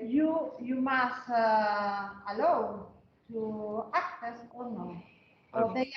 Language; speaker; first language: English; non-native, learner; Spanish